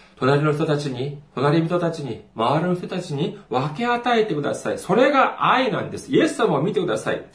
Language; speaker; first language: Japanese; non-native, fluent; Korean